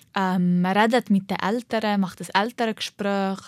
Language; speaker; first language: German; early bilingual, heritage; Arabic